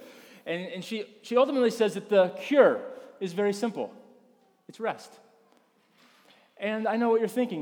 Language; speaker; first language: English; native; English